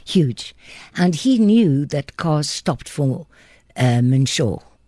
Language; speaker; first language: English; non-native, local second language; Afrikaans